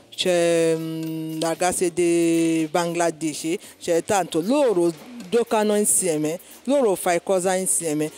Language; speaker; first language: Italian; non-native, learner; Yoruba